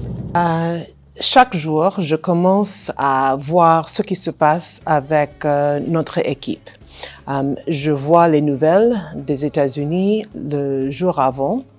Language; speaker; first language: French; non-native, fluent; English